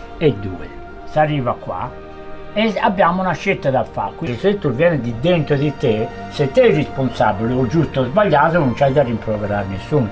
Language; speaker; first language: Italian; early bilingual, other home language; English